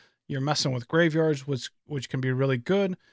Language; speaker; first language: English; native; English